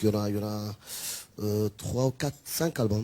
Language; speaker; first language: French; non-native, local second language; Arabic